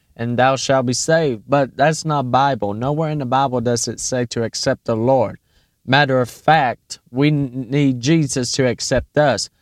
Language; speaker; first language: English; native; English